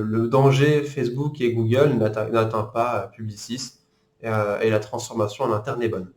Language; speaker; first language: French; native; French